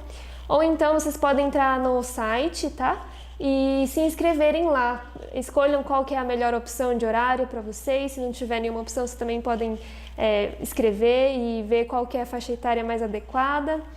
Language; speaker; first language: Portuguese; native; Portuguese